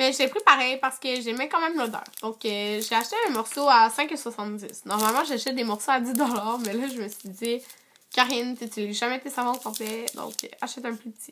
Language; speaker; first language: French; native; French